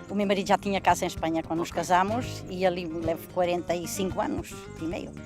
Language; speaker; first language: Portuguese; native; Portuguese